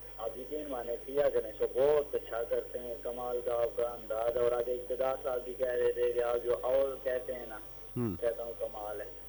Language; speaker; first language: Urdu; non-native, local second language; Punjabi